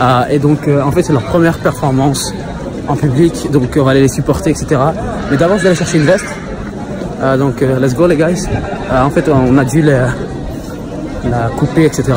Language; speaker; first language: French; native; French